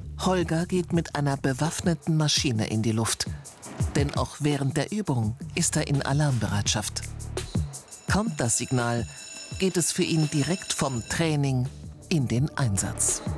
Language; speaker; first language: German; native; German